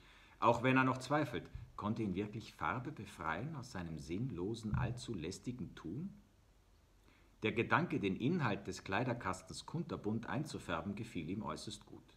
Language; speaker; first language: German; native; German